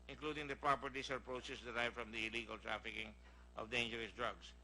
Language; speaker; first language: English; non-native, local second language; Filipino